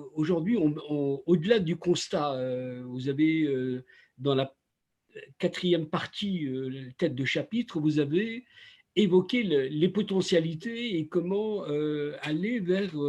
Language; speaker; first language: French; native; French